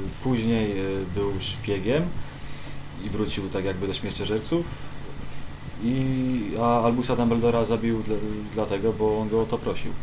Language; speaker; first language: Polish; native; Polish